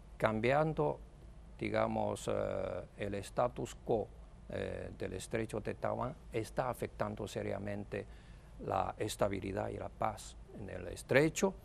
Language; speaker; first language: Spanish; non-native, fluent; Chinese